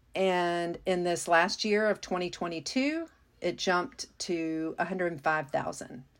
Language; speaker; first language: English; native; English